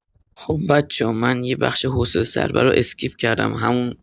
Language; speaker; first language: Persian; native; Persian